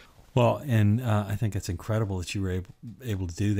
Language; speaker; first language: English; native; English